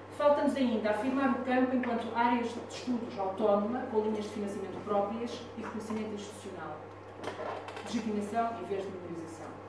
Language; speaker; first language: Portuguese; non-native, fluent; Italian